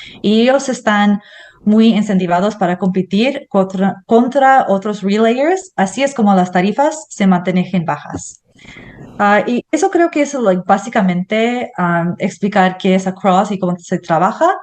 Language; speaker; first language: Spanish; non-native, fluent; English